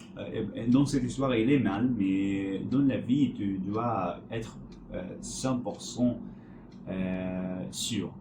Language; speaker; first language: French; non-native, learner; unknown